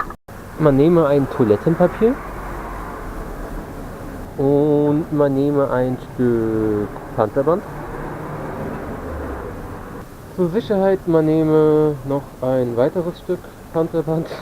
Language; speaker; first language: German; native; German